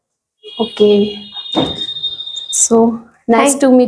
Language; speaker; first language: English; non-native, learner; Hindi